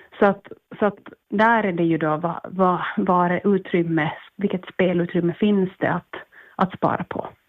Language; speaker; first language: Swedish; native; Swedish